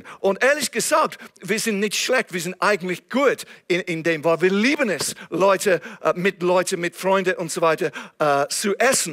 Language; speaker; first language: German; non-native, fluent; English